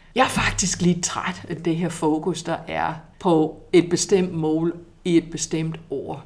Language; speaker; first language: Danish; non-native, fluent; English